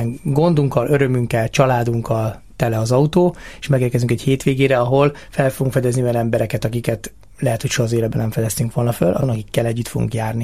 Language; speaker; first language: Hungarian; native; Hungarian